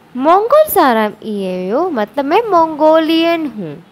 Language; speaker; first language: Hindi; native; Hindi